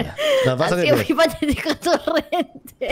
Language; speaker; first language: Spanish; native; Spanish